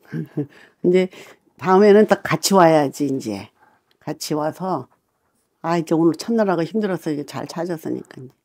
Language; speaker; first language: Korean; native; Korean